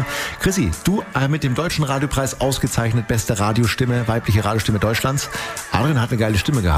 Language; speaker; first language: German; native; German